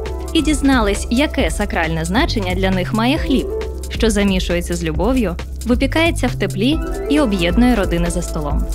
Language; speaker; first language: Ukrainian; native; Ukrainian